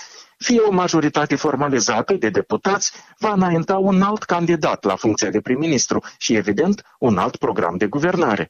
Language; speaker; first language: Romanian; native; Romanian